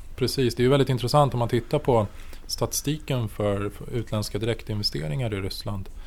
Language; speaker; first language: Swedish; native; Swedish